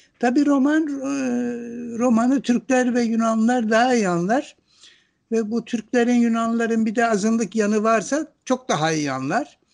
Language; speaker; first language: Turkish; non-native, local second language; Greek